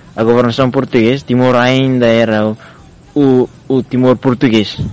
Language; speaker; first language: Portuguese; non-native, fluent; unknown